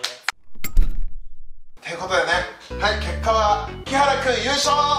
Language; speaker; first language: Japanese; native; Japanese